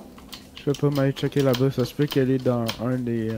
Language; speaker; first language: French; native; French